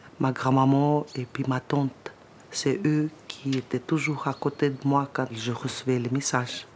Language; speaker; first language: French; non-native, fluent; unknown